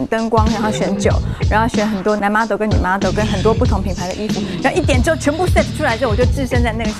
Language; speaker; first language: Chinese; native; Chinese